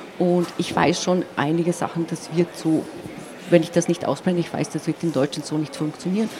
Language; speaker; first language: German; non-native, local second language; Slovenian